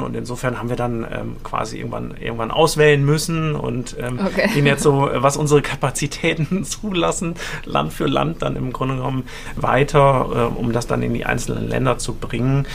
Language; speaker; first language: German; native; German